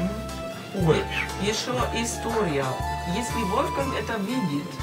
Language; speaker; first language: Russian; non-native, fluent; German